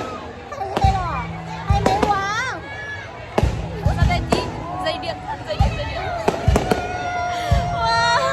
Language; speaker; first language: Chinese; non-native, learner; Vietnamese